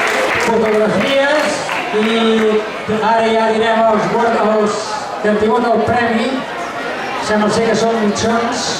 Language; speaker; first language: Catalan; native; Catalan